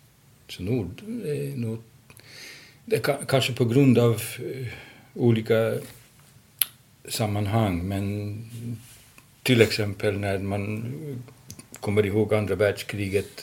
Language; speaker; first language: Swedish; non-native, fluent; Hungarian